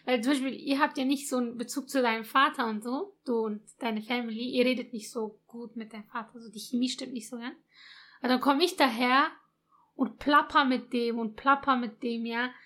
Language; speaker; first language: German; early bilingual, other home language; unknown